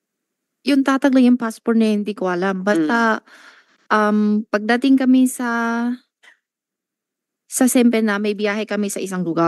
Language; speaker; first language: Filipino; non-native, learner; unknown